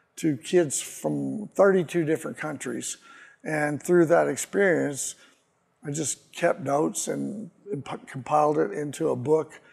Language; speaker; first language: English; native; English